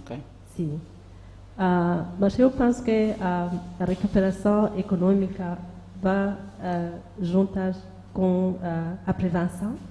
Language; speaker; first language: Portuguese; non-native, learner; Kinyarwanda